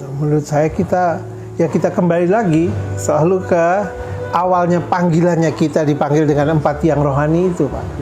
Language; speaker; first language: Indonesian; native; Indonesian